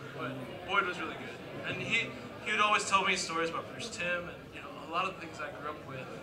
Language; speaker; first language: English; native; English